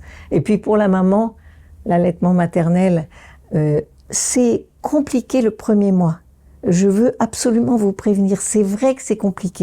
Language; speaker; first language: French; native; French